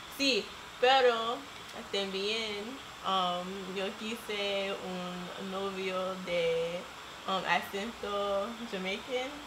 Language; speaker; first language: Spanish; non-native, learner; English